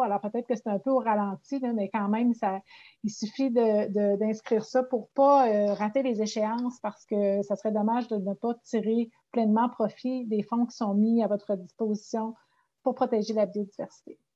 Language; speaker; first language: French; native; French